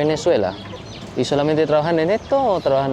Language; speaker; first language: Spanish; non-native, fluent; Indonesian